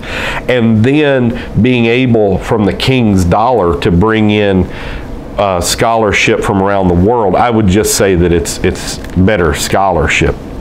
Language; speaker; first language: English; native; English